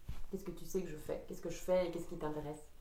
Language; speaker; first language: French; native; French